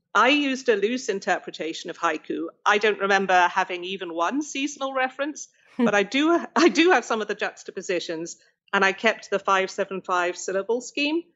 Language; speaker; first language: English; native; English